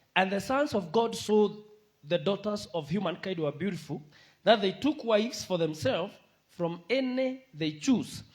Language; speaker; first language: English; non-native, local second language; Swahili